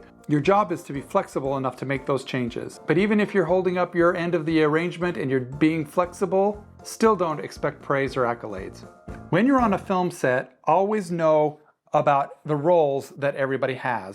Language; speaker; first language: English; native; English